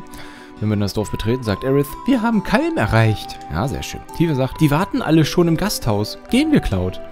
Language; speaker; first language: German; native; German